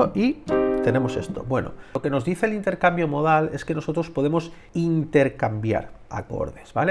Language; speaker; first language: Spanish; native; Spanish